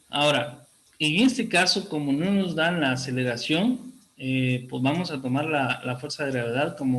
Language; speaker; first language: Spanish; native; Spanish